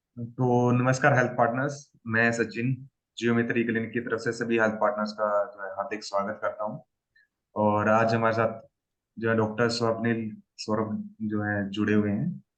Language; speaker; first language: Hindi; native; Hindi